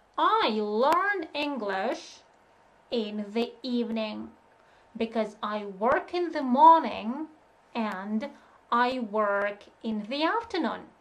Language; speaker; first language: English; non-native, fluent; Russian